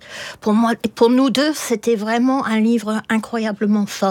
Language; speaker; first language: French; non-native, fluent; English